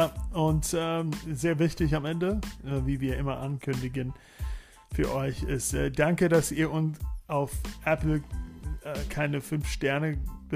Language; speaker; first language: German; non-native, fluent; English